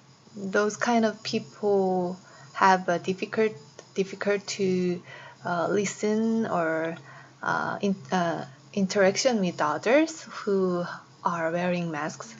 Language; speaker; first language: English; non-native, fluent; Korean